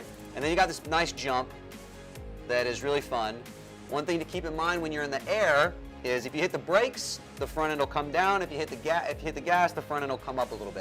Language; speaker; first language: English; native; English